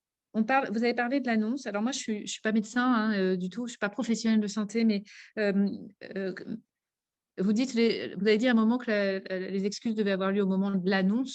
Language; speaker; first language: French; native; French